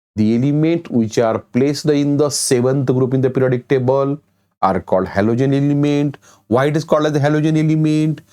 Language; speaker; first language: English; non-native, local second language; Marathi